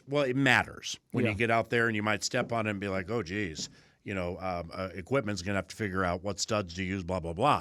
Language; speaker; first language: English; native; English